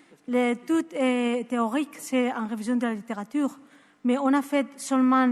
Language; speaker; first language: French; non-native, learner; Spanish